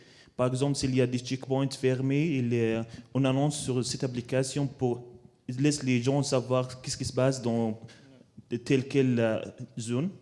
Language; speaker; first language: French; non-native, learner; Arabic